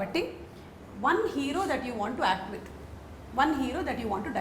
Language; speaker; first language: Telugu; native; Telugu